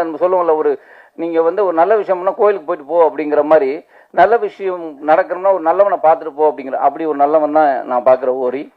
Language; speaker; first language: Tamil; native; Tamil